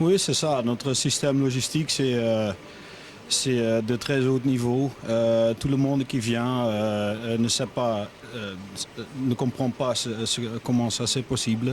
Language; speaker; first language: French; non-native, fluent; Dutch